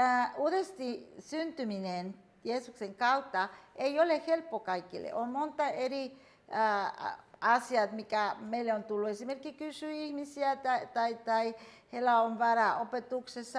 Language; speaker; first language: Finnish; non-native, fluent; Spanish